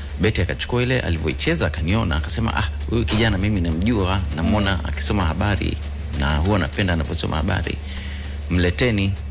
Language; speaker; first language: Swahili; native; Swahili